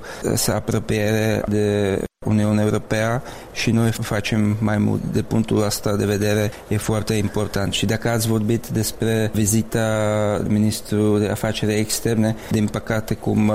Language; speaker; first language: Romanian; non-native, learner; Czech